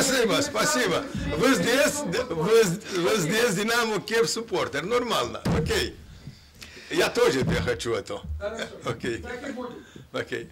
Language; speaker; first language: Russian; non-native, learner; Romanian